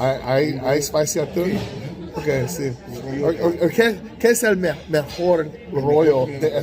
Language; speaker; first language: Spanish; non-native, learner; English